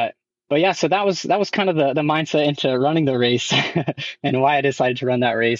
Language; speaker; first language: English; native; English